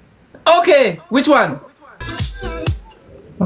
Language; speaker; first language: English; non-native, learner; Amharic